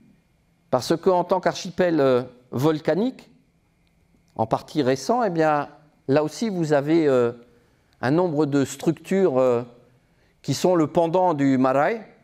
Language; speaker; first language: French; native; French